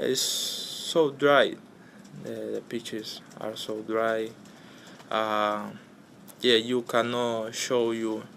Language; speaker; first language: English; non-native, learner; Spanish